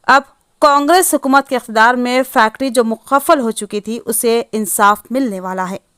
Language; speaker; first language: Hindi; non-native, local second language; Urdu